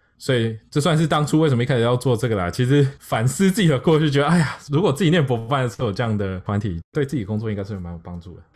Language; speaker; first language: Chinese; native; Chinese